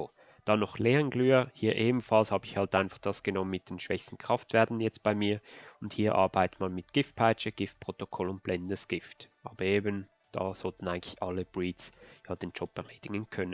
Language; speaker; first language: German; native; German